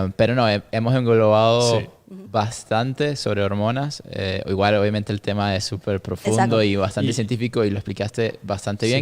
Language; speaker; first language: Spanish; native; Spanish